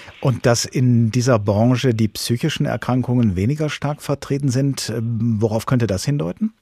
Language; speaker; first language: German; native; German